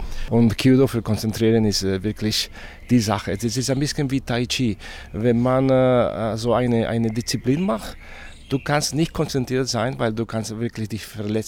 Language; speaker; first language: German; non-native, fluent; Spanish